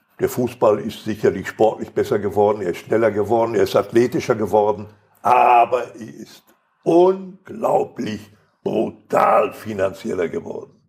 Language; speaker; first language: German; native; German